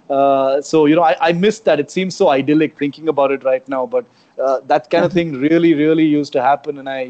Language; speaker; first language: English; non-native, local second language; Konkani